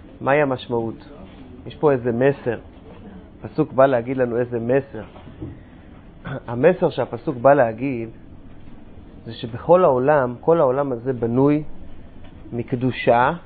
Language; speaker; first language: Hebrew; non-native, fluent; English